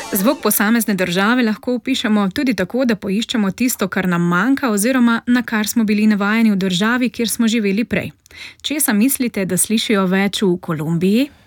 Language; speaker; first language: Slovenian; native; Slovenian